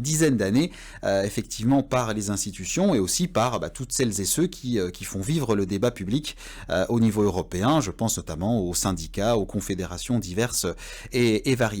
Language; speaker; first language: French; native; French